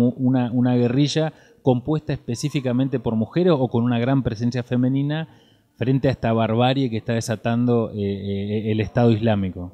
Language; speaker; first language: Spanish; native; Spanish